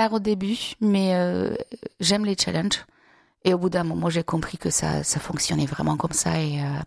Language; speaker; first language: French; non-native, fluent; Hungarian